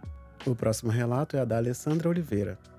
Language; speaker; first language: Portuguese; native; Portuguese